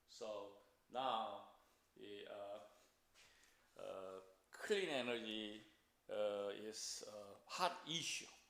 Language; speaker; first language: English; non-native, fluent; Korean